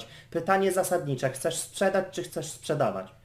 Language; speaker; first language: Polish; native; Polish